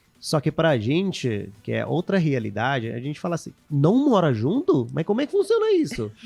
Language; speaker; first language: Portuguese; non-native, fluent; Hindi